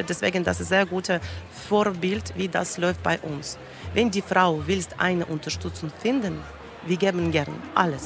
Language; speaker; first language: German; non-native, learner; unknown